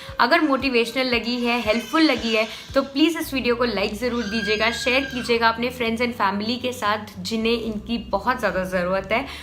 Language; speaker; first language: Hindi; native; Hindi